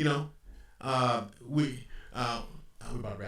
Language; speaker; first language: English; native; English